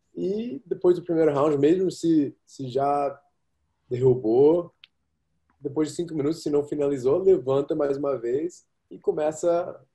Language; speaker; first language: Portuguese; early bilingual, heritage; English